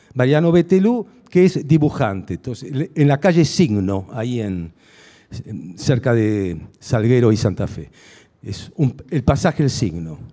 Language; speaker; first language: Spanish; early bilingual, other home language; Hungarian